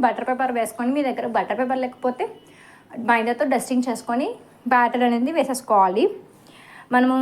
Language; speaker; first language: Telugu; native; Telugu